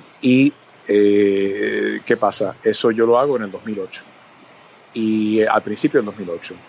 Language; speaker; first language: Spanish; early bilingual, other home language; English